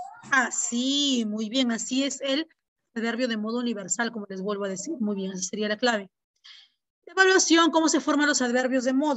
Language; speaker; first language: Spanish; native; Spanish